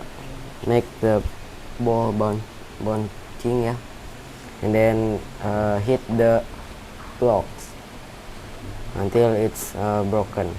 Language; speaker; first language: English; non-native, learner; Indonesian